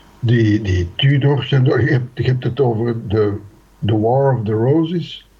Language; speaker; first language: Dutch; native; Dutch